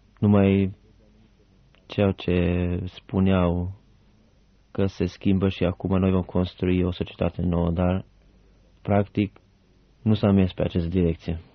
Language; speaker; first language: Romanian; non-native, fluent; Albanian